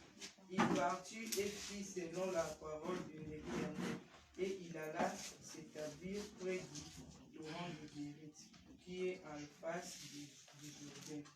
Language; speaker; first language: French; non-native, local second language; Lingala